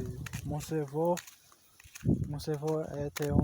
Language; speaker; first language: French; non-native, learner; Portuguese